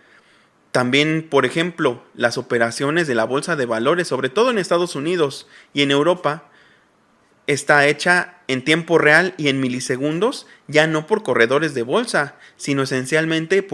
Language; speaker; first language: Spanish; native; Spanish